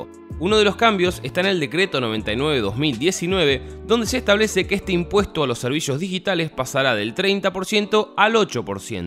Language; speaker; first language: Spanish; native; Spanish